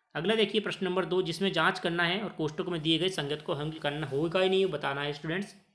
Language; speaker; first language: Hindi; native; Hindi